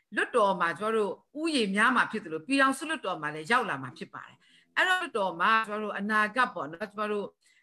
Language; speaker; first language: Burmese; non-native, local second language; Kachin